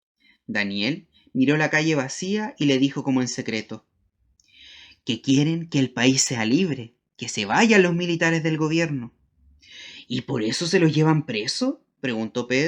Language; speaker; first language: Spanish; native; Spanish